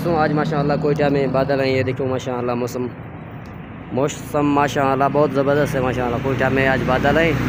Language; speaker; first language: Urdu; non-native, local second language; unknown